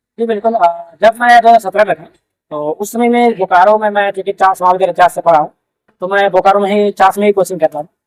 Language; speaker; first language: Hindi; non-native, local second language; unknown